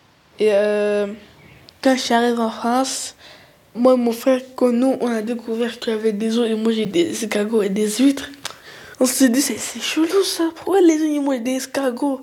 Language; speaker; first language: French; early bilingual, other home language; Arabic